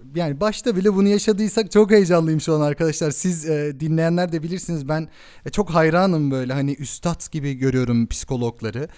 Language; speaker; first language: Turkish; early bilingual, heritage; Turkish